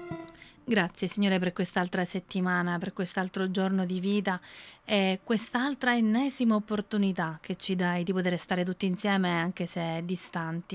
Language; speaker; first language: Italian; native; Italian